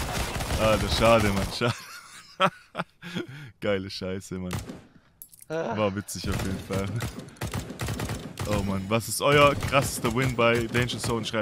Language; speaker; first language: German; native; German